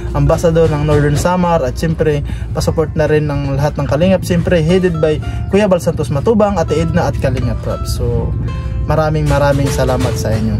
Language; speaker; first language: Filipino; non-native, local second language; Cebuano